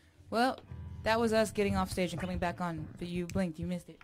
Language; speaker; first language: English; native; English